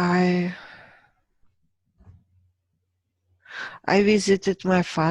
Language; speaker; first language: English; non-native, fluent; German